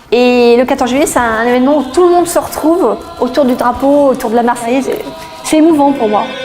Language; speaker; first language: French; native; French